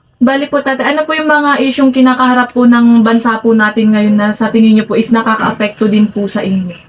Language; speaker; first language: Filipino; native; Filipino